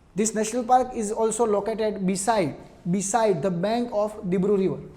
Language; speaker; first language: English; non-native, local second language; Gujarati